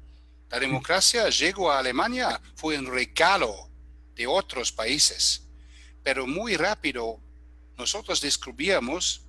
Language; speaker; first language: Spanish; non-native, fluent; German